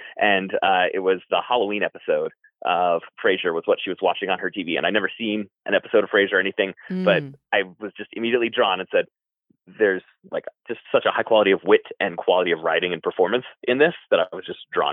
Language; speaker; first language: English; native; English